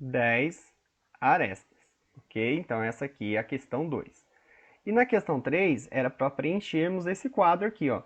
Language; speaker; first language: Portuguese; native; Portuguese